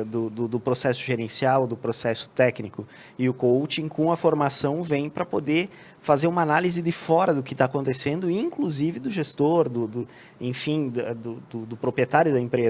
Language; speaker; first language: Portuguese; native; Portuguese